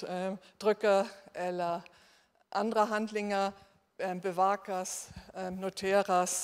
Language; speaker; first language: Swedish; non-native, fluent; German